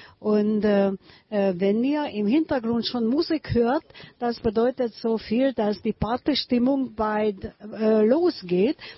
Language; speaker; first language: German; non-native, fluent; Hungarian